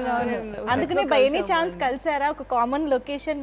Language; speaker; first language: Telugu; native; Telugu